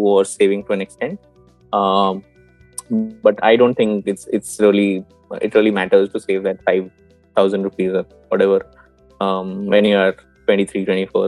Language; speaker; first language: English; non-native, local second language; Odia